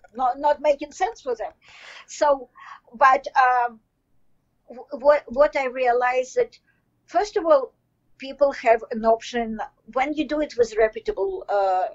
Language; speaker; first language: English; non-native, fluent; Russian